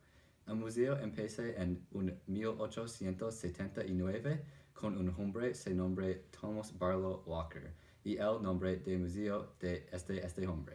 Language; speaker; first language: Spanish; non-native, learner; English